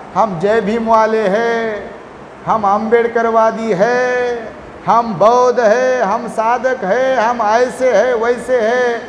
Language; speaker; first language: Hindi; non-native, local second language; Marathi